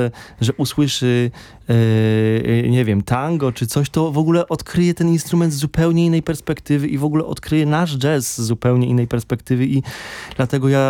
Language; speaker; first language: Polish; native; Polish